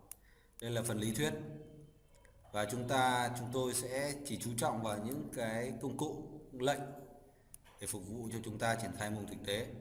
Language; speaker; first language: Vietnamese; native; Vietnamese